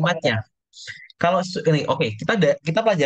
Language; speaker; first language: Indonesian; native; Indonesian